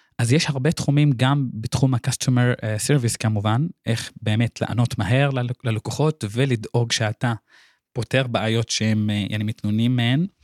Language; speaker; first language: Hebrew; non-native, local second language; Arabic